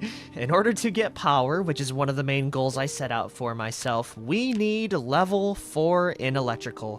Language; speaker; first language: English; native; English